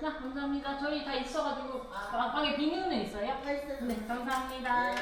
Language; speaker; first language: Korean; non-native, fluent; Japanese